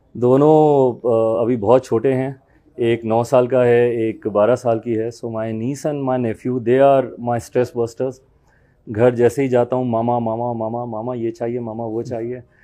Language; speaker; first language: Hindi; native; Hindi